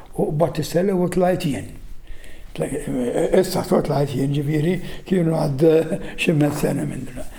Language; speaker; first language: Maltese; native; Maltese